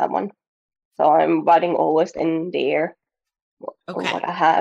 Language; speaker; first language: English; non-native, fluent; Finnish